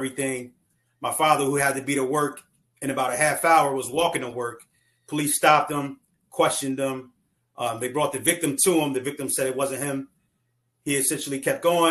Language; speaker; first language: English; native; English